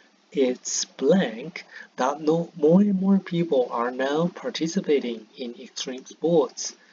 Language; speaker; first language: English; non-native, fluent; Chinese